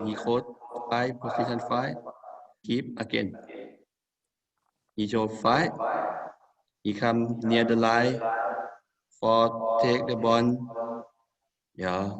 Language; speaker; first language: English; non-native, learner; Thai